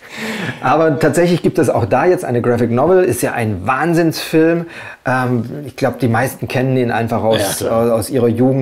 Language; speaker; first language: German; native; German